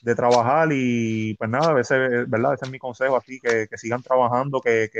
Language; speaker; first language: Spanish; native; Spanish